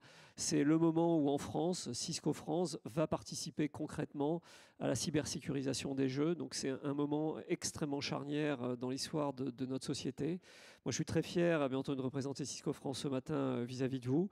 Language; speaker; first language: French; native; French